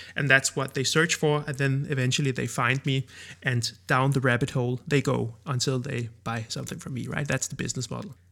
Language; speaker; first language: English; non-native, fluent; Danish